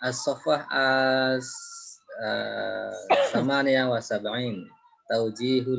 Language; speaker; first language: Arabic; non-native, learner; Indonesian